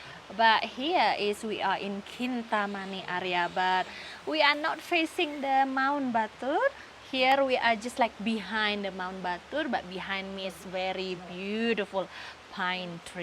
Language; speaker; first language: English; non-native, learner; Indonesian